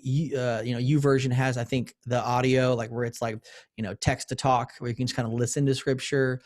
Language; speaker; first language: English; native; English